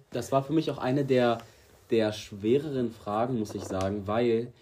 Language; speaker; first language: German; early bilingual, other home language; Greek